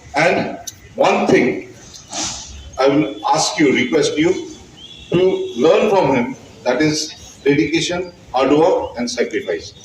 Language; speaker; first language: English; non-native, local second language; Bangla